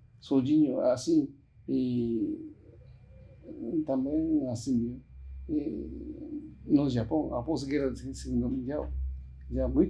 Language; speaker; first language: Portuguese; non-native, learner; Japanese